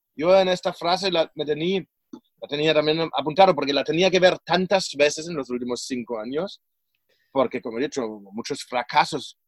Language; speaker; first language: Spanish; non-native, fluent; German